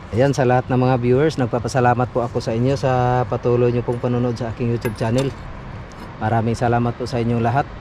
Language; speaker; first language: Filipino; non-native, local second language; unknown